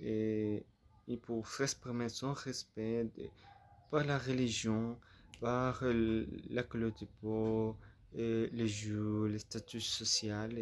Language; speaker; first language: French; non-native, learner; Spanish